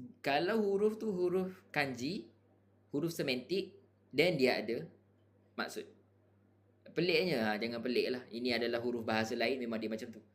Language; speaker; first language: Malay; native; Malay